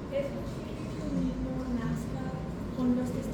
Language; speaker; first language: Spanish; non-native, learner; Portuguese